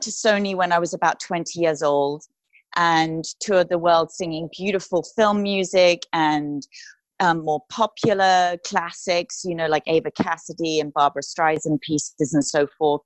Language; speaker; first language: English; native; English